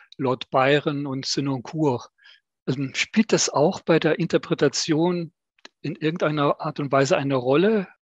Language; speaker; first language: German; native; German